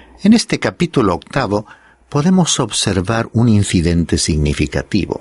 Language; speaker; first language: Spanish; native; Spanish